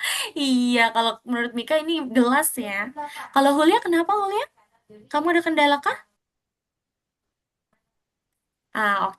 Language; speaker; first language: Indonesian; native; Indonesian